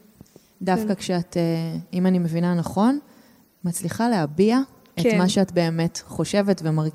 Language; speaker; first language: Hebrew; native; Hebrew